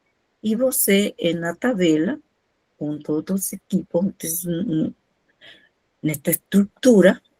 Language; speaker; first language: Portuguese; non-native, fluent; Spanish